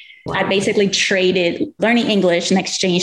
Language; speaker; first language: English; non-native, fluent; Portuguese